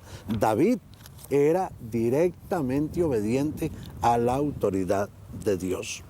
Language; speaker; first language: Spanish; native; Spanish